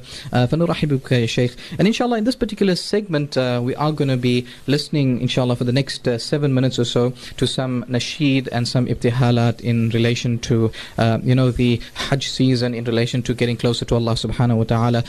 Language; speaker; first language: English; native; English